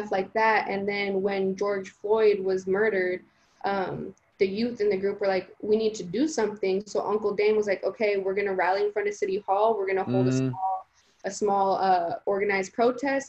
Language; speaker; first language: English; early bilingual, other home language; Spanish